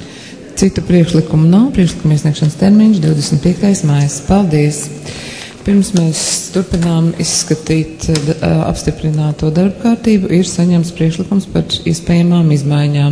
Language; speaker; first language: Latvian; native; Latvian